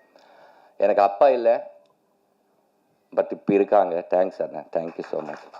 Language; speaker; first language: Tamil; non-native, learner; Telugu